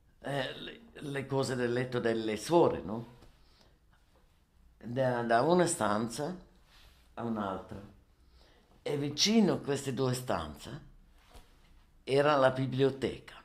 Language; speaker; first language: Italian; non-native, learner; German